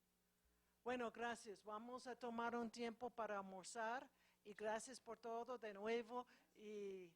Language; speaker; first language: Spanish; non-native, fluent; English